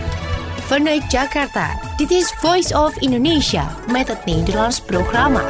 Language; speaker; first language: Dutch; non-native, fluent; Indonesian